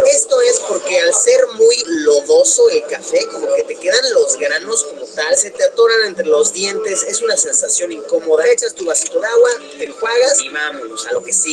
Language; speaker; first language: Spanish; native; Spanish